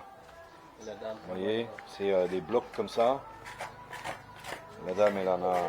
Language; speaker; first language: French; native; French